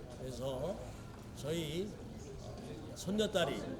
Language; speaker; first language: Korean; native; Korean